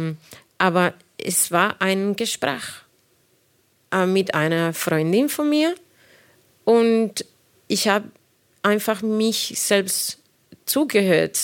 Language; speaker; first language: German; non-native, fluent; Spanish